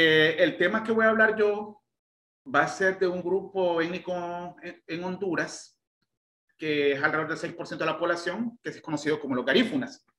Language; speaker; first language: Spanish; native; Spanish